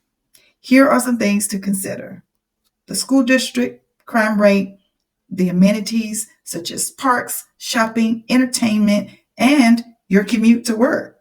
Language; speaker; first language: English; native; English